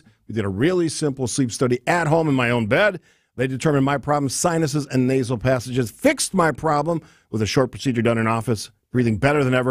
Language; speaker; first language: English; native; English